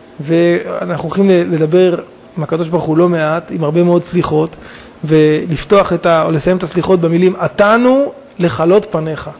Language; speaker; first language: Hebrew; native; Hebrew